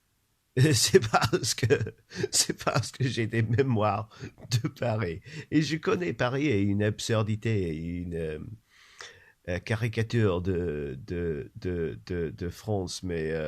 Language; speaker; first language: French; non-native, learner; English